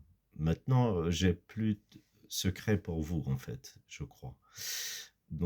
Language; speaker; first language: French; non-native, fluent; Kurdish